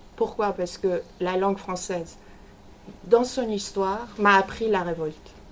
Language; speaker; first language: French; non-native, fluent; Persian